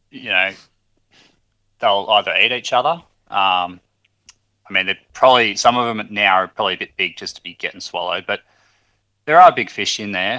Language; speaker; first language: English; native; English